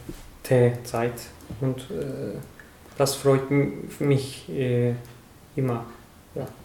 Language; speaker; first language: German; non-native, learner; Turkish